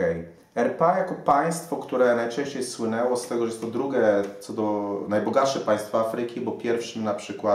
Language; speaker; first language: Polish; native; Polish